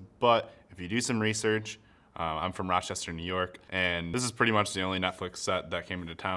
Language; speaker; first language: English; native; English